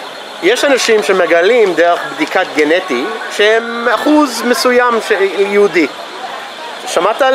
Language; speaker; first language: Hebrew; non-native, fluent; English